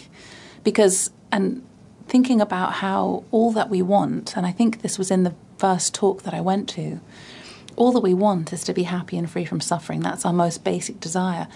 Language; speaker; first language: English; native; English